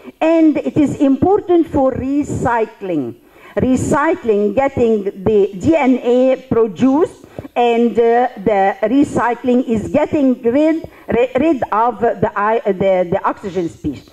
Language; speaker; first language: English; non-native, fluent; Arabic